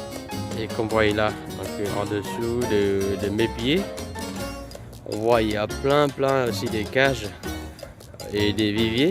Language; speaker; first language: French; non-native, fluent; Vietnamese